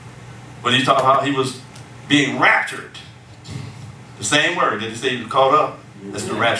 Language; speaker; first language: English; native; English